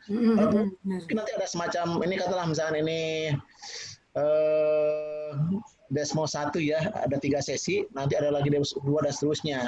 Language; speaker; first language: Indonesian; native; Indonesian